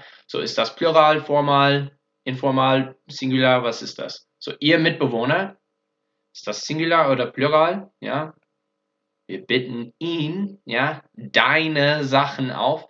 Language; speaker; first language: German; non-native, fluent; English